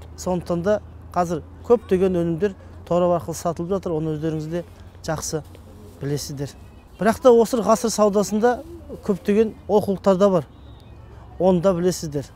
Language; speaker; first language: Kazakh; early bilingual, heritage; Kazakh